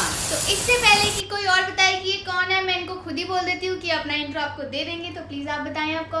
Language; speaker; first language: Hindi; native; Hindi